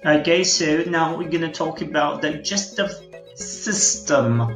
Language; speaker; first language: English; non-native, fluent; Portuguese